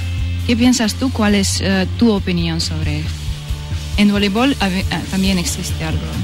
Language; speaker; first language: Spanish; non-native, learner; Russian